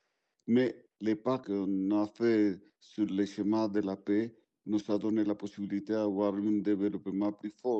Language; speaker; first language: French; non-native, fluent; Spanish